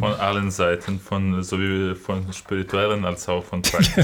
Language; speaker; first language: German; non-native, fluent; Ukrainian